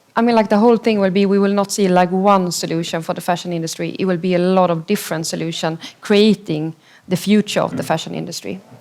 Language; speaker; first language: English; non-native, fluent; Swedish